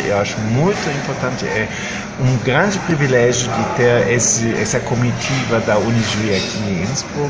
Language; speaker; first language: Portuguese; non-native, fluent; German